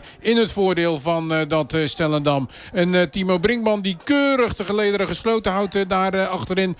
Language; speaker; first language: Dutch; native; Dutch